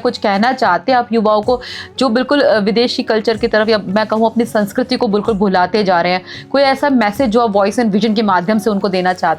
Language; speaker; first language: Hindi; native; Hindi